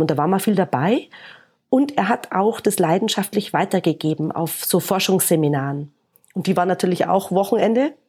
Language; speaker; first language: German; native; German